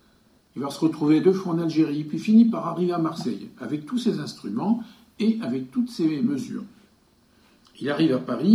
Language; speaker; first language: French; native; French